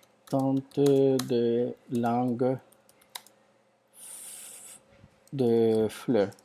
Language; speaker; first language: French; non-native, fluent; Spanish